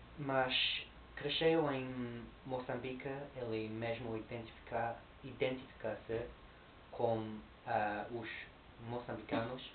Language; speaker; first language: Portuguese; non-native, learner; English